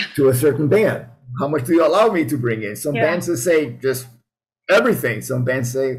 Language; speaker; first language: English; early bilingual, other home language; Spanish